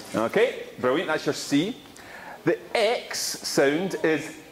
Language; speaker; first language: English; native; English